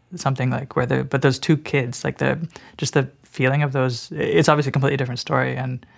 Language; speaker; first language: English; native; English